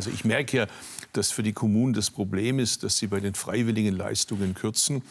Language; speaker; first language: German; native; German